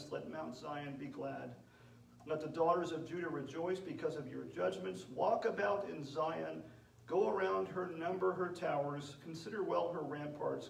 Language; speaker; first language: English; native; English